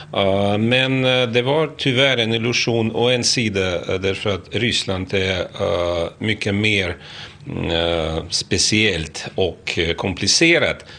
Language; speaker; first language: Swedish; non-native, fluent; Russian